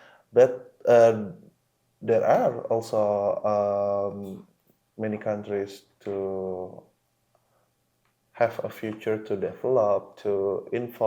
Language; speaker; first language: English; non-native, local second language; Indonesian